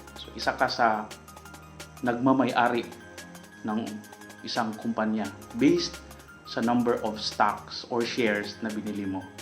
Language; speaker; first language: Filipino; non-native, local second language; Cebuano